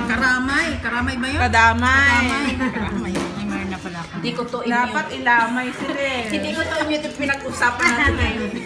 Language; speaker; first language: Filipino; non-native, local second language; Cebuano